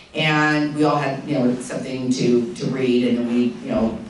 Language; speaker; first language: English; native; English